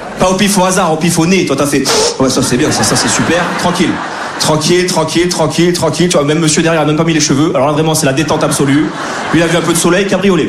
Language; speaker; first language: French; native; French